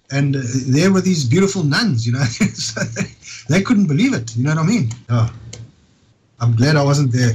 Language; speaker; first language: English; native; English